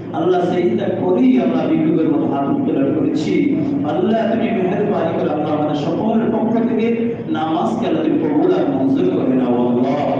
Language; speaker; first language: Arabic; non-native, fluent; Bangla